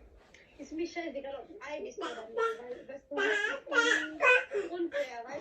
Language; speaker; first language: German; non-native, learner; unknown